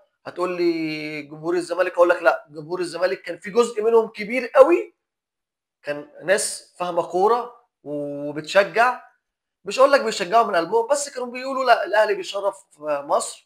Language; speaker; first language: Arabic; native; Arabic